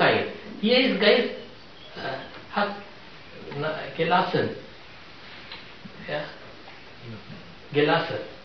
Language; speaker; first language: German; non-native, fluent; Sinhala